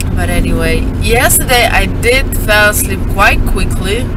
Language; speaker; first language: English; non-native, fluent; Slovenian